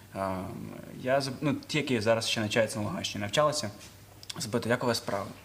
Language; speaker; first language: Ukrainian; non-native, local second language; Russian